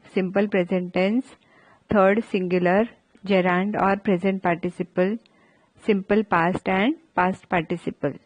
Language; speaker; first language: Hindi; non-native, local second language; Marathi